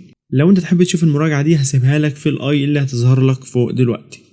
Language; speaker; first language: Arabic; native; Arabic